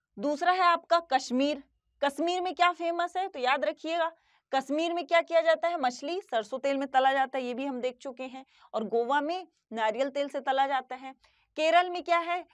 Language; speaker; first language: Hindi; native; Hindi